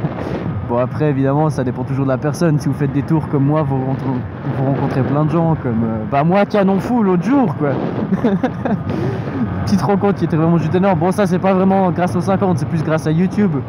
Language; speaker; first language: French; native; French